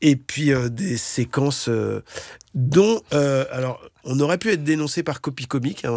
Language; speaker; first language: French; native; French